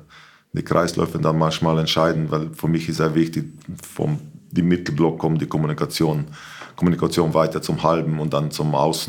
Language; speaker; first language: German; non-native, learner; Slovenian